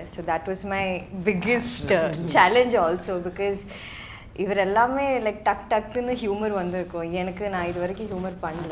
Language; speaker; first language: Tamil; non-native, learner; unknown